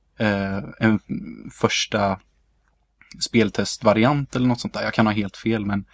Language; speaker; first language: Swedish; early bilingual, other home language; Hungarian